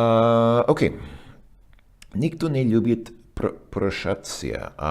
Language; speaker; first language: Russian; non-native, fluent; English